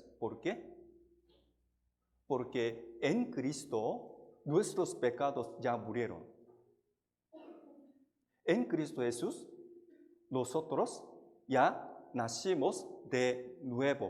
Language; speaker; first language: Spanish; non-native, fluent; Korean